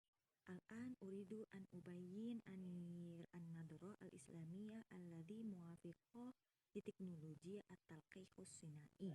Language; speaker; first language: Arabic; non-native, learner; Indonesian